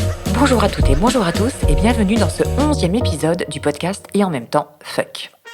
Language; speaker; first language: French; native; French